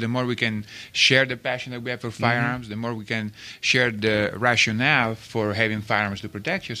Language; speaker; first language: English; non-native, fluent; Italian